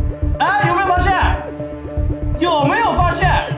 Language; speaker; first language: Chinese; native; Chinese